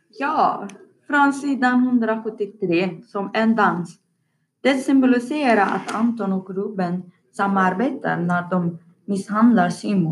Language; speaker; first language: Swedish; non-native, learner; Persian